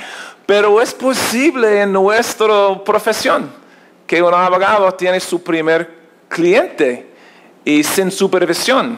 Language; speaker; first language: Spanish; non-native, learner; English